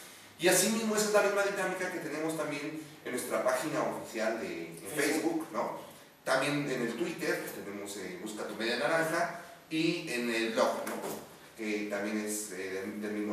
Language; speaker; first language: Spanish; native; Spanish